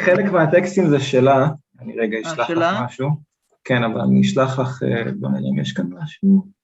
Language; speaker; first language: Hebrew; native; Hebrew